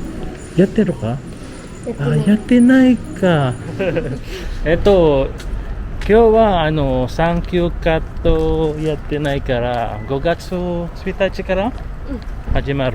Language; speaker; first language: Japanese; non-native, learner; Filipino